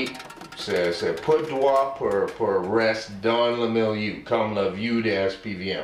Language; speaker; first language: French; non-native, learner; English